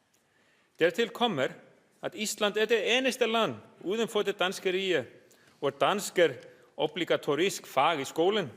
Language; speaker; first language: Danish; non-native, fluent; Icelandic